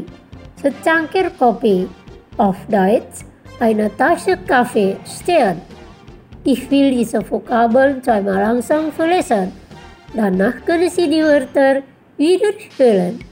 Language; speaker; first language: German; non-native, fluent; Indonesian